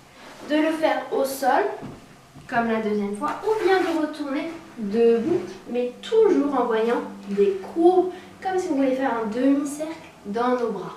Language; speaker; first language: French; native; French